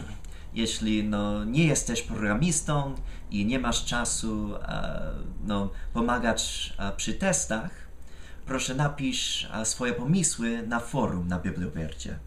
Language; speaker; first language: Polish; non-native, fluent; English